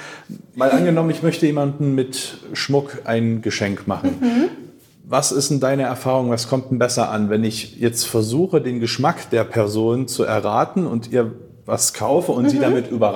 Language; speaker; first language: German; native; German